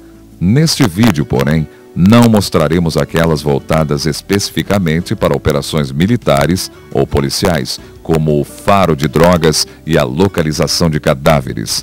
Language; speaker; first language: Portuguese; native; Portuguese